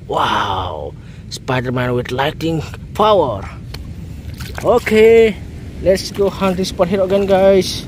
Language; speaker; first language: English; non-native, learner; Indonesian